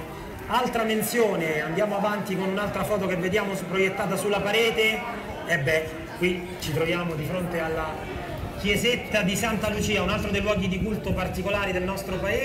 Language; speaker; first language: Italian; native; Italian